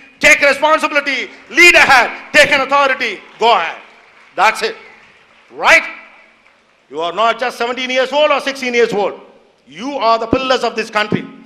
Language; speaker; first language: English; non-native, local second language; Tamil